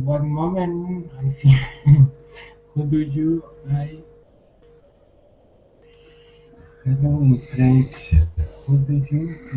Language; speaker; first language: English; non-native, learner; Spanish